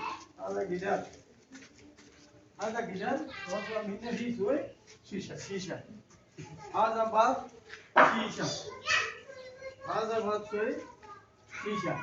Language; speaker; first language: Arabic; non-native, learner; Bangla